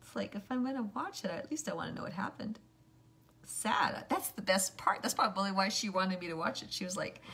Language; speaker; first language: English; native; English